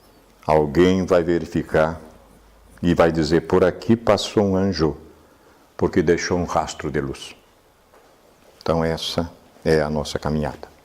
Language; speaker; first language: Portuguese; native; Portuguese